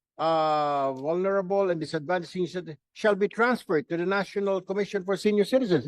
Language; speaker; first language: English; non-native, local second language; Filipino